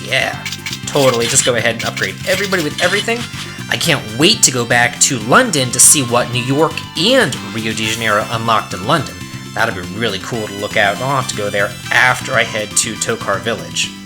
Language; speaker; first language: English; native; English